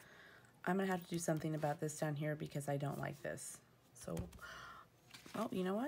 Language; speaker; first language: English; native; English